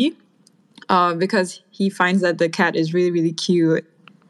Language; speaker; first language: English; non-native, local second language; Filipino